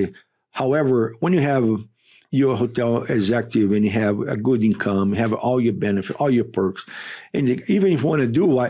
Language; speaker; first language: English; non-native, fluent; Portuguese